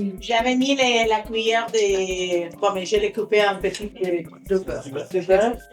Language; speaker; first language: French; non-native, fluent; Spanish